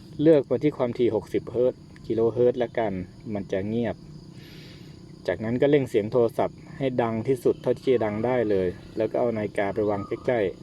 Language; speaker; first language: Thai; native; Thai